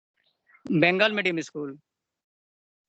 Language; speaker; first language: English; non-native, learner; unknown